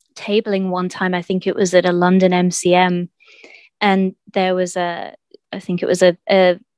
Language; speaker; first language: English; native; English